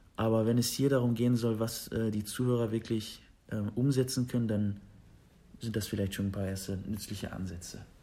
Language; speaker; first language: German; early bilingual, other home language; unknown